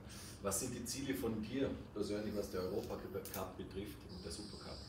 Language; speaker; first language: German; native; German